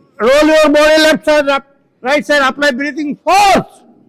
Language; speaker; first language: English; non-native, local second language; Telugu